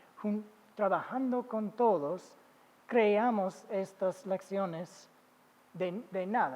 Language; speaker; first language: Spanish; non-native, fluent; English